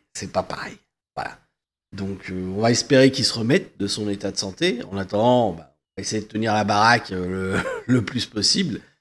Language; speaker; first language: French; native; French